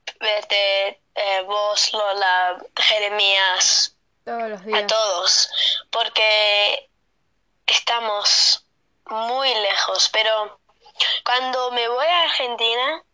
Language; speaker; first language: Spanish; early bilingual, heritage; Spanish